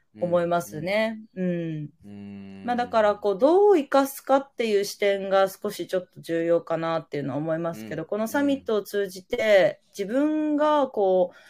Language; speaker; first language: Japanese; native; Japanese